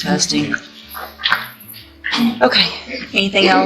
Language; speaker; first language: English; native; English